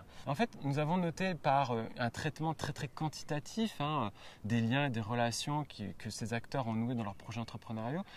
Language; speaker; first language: French; native; French